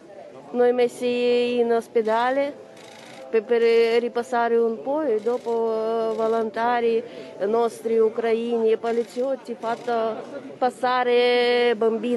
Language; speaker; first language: Italian; non-native, learner; Ukrainian